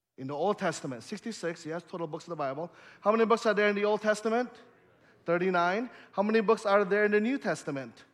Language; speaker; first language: English; early bilingual, other home language; Indonesian